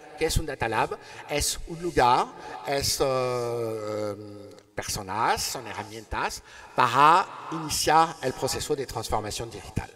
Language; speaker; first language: Spanish; non-native, learner; French